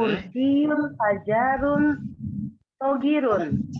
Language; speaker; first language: Arabic; non-native, learner; Indonesian